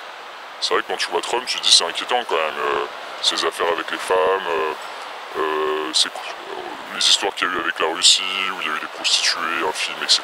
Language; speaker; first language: French; native; French